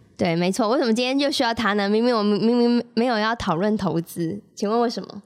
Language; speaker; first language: Chinese; native; Chinese